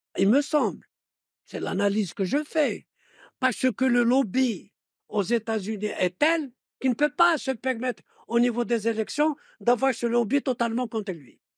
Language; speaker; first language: French; non-native, local second language; Arabic